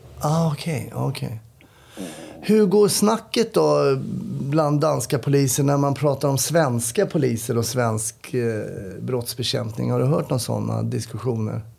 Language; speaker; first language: Swedish; native; Swedish